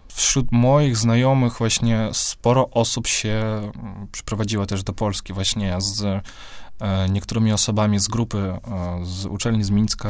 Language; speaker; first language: Polish; non-native, fluent; Russian